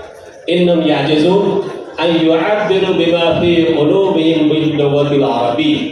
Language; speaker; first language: Arabic; non-native, fluent; Urdu